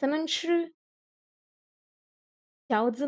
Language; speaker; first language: Chinese; non-native, learner; French